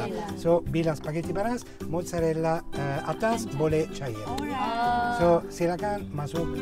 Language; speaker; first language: Indonesian; non-native, learner; Italian